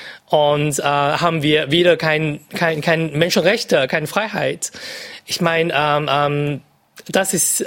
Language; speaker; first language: German; non-native, fluent; Cantonese